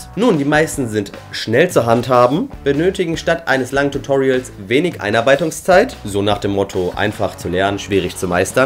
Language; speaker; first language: German; native; German